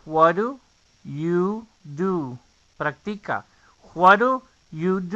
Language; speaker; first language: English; non-native, fluent; Spanish